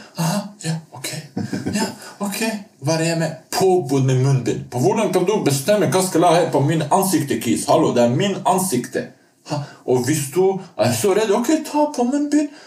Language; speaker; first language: Norwegian; non-native, fluent; Bosnian